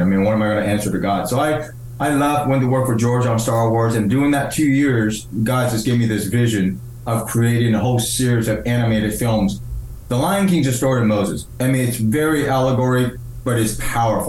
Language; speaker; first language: English; early bilingual, other home language; Chinese